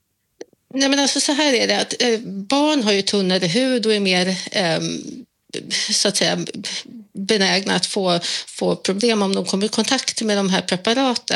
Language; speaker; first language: Swedish; native; Swedish